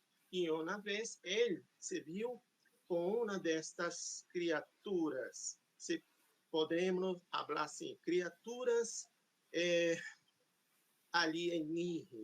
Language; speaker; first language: Spanish; non-native, fluent; Portuguese